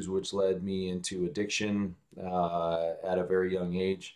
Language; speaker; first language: English; native; English